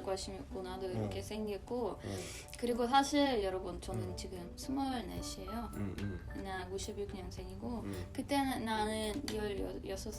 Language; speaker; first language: Korean; non-native, learner; Russian